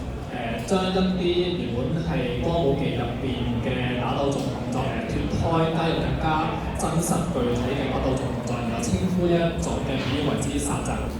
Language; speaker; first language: Cantonese; native; Cantonese